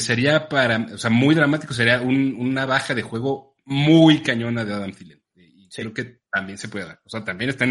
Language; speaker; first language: Spanish; native; Spanish